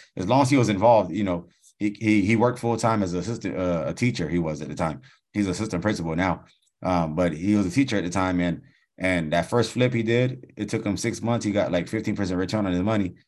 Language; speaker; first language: English; native; English